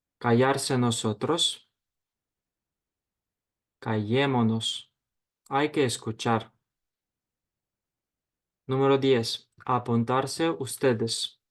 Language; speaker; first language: Spanish; non-native, fluent; Ukrainian